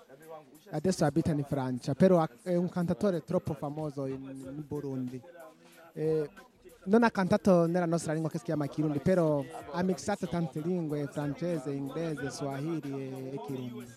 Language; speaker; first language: Italian; non-native, local second language; Rundi